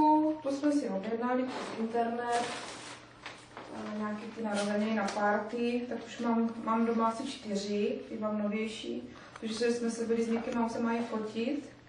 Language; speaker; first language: Czech; native; Czech